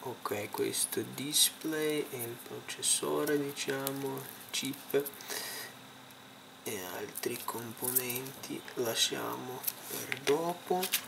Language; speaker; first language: Italian; non-native, fluent; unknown